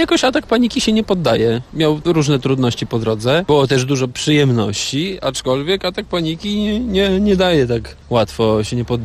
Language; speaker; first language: Polish; native; Polish